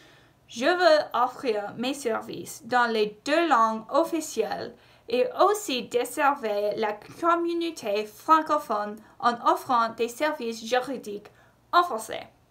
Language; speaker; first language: French; non-native, local second language; English